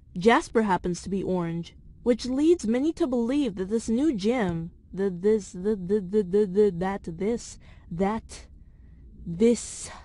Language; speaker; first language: English; native; English